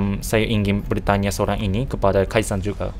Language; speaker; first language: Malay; non-native, fluent; Japanese